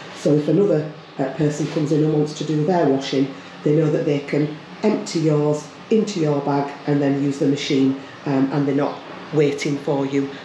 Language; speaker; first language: English; native; English